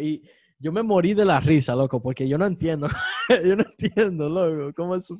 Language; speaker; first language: Spanish; early bilingual, heritage; Spanish